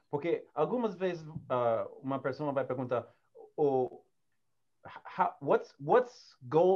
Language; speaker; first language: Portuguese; non-native, learner; English